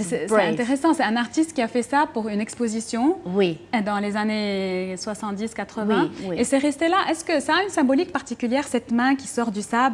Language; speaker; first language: French; non-native, local second language; Arabic